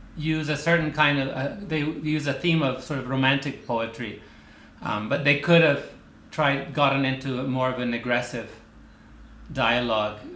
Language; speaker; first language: English; native; English